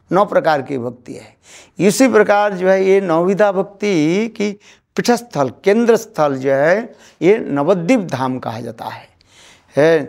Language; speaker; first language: Hindi; non-native, local second language; Bangla